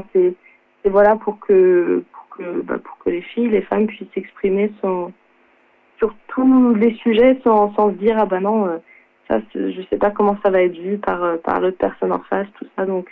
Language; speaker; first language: French; native; French